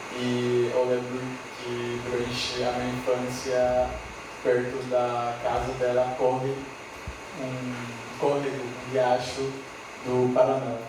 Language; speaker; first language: Portuguese; non-native, fluent; Spanish